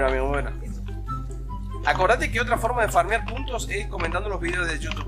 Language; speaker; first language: Spanish; native; Spanish